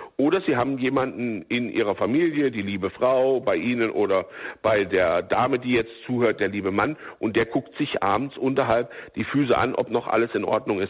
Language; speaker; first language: German; native; German